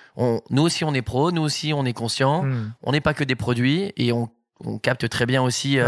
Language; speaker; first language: French; native; French